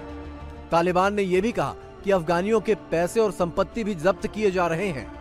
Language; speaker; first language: Hindi; native; Hindi